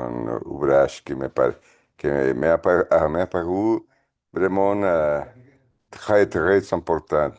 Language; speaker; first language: French; non-native, fluent; Spanish